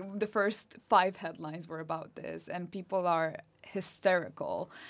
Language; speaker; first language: English; non-native, fluent; Romanian